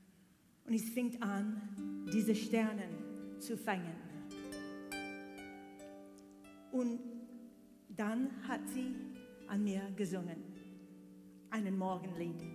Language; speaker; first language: German; non-native, learner; English